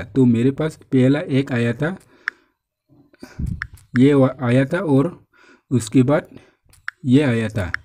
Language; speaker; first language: Hindi; non-native, local second language; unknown